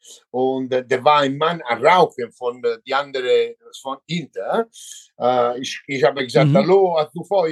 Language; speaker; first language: German; non-native, learner; Italian